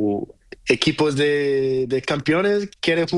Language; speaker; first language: Spanish; non-native, learner; Portuguese